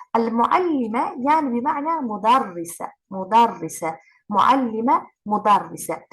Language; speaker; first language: Arabic; non-native, fluent; Turkish